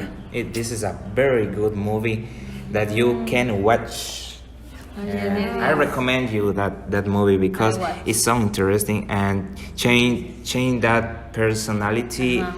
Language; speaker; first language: English; non-native, learner; Spanish